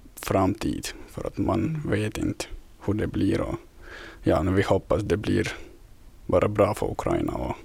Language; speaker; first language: Swedish; non-native, fluent; Ukrainian